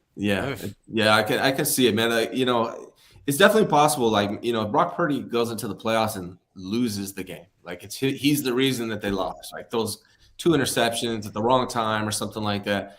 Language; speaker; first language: English; native; English